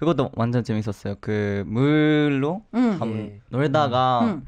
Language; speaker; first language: Korean; non-native, fluent; Japanese